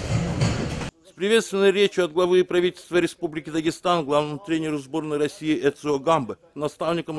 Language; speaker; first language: Russian; native; Russian